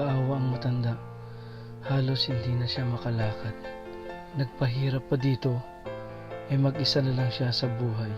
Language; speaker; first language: Filipino; native; Filipino